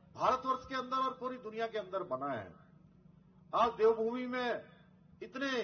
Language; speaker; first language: Hindi; native; Hindi